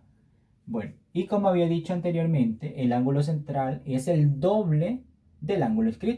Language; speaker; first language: Spanish; native; Spanish